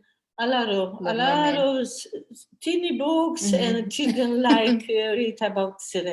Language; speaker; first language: English; non-native, learner; Polish